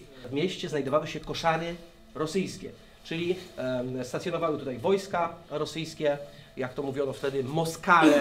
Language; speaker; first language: Polish; native; Polish